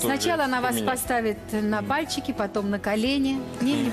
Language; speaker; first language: Russian; native; Russian